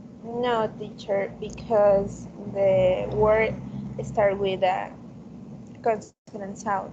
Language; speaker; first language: English; non-native, learner; Spanish